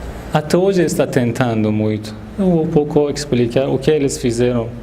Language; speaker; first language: Portuguese; non-native, fluent; Persian